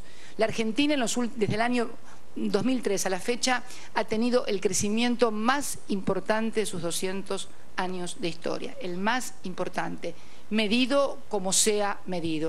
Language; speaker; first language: Spanish; native; Spanish